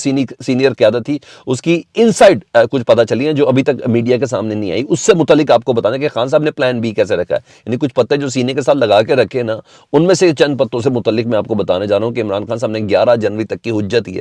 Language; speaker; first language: Urdu; native; Urdu